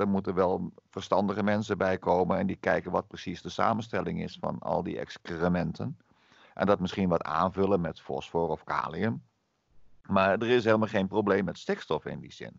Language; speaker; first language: Dutch; native; Dutch